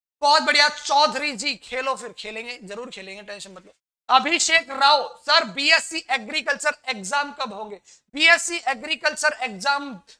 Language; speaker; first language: Hindi; native; Hindi